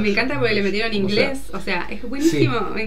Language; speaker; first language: Spanish; native; Spanish